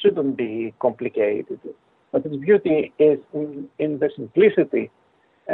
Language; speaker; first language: English; non-native, fluent; Greek